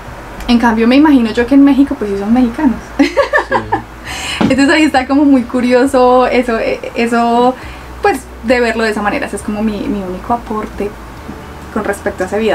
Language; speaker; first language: Spanish; native; Spanish